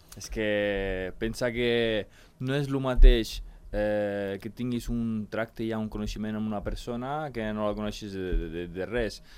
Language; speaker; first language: Catalan; non-native, fluent; Ukrainian